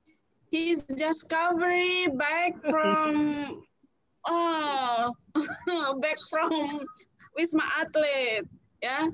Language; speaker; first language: English; non-native, fluent; Indonesian